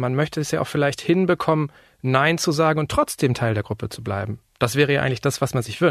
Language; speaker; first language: German; native; German